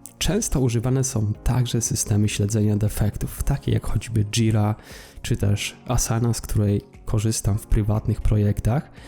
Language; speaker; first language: Polish; native; Polish